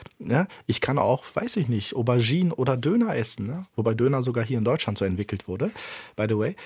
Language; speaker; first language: German; early bilingual, other home language; Turkish